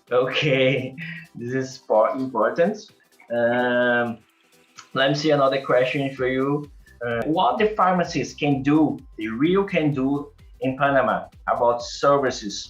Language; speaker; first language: English; non-native, learner; Portuguese